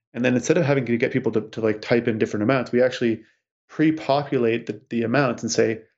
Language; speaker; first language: English; native; English